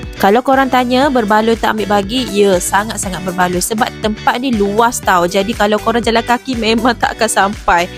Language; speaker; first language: Malay; native; Malay